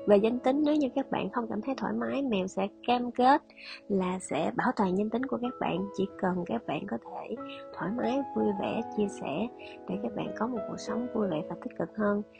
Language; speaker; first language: Vietnamese; native; Vietnamese